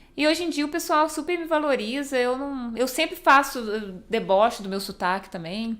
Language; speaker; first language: Portuguese; native; Portuguese